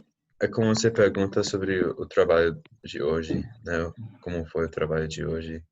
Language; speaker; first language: Portuguese; non-native, fluent; English